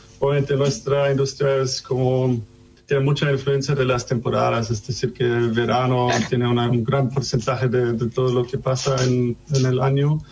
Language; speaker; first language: Spanish; non-native, fluent; German